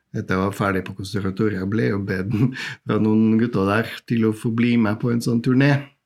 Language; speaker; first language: Norwegian; non-native, fluent; Bulgarian